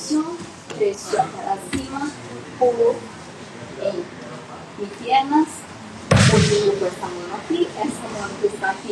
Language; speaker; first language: Spanish; non-native, learner; Portuguese